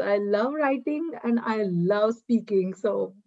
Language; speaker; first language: English; non-native, local second language; Marathi